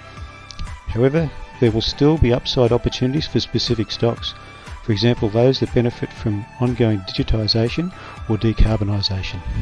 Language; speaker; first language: English; native; English